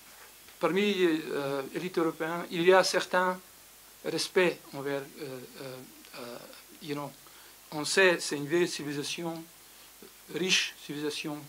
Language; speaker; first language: French; non-native, fluent; Slovenian